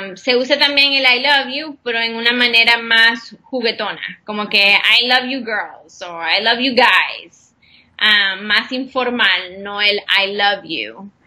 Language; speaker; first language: Spanish; non-native, fluent; English